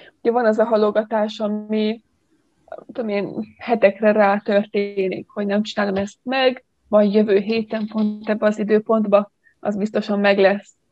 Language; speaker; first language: Hungarian; native; Hungarian